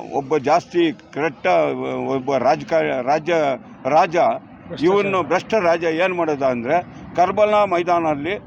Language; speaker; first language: Kannada; non-native, local second language; Urdu